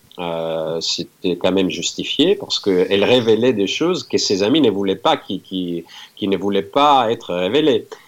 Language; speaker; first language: French; non-native, fluent; Greek